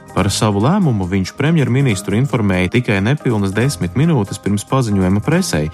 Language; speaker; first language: Latvian; early bilingual, heritage; Latvian